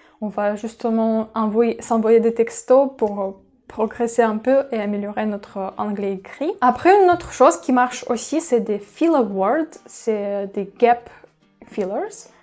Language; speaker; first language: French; non-native, fluent; Russian